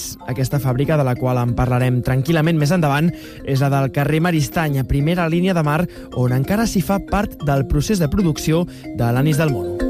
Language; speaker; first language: Catalan; native; Catalan